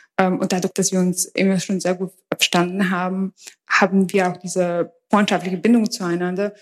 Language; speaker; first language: German; early bilingual, other home language; Albanian